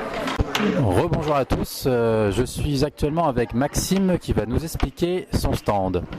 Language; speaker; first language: French; native; French